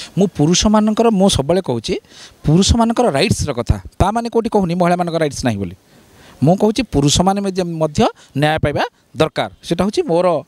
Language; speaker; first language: Odia; native; Odia